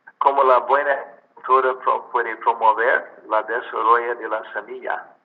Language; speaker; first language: Spanish; non-native, learner; English